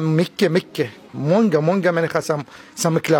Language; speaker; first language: Swedish; non-native, learner; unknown